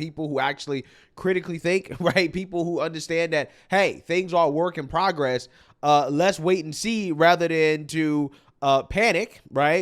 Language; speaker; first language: English; native; English